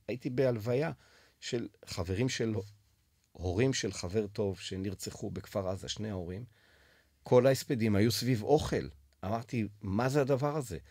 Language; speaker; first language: Hebrew; native; Hebrew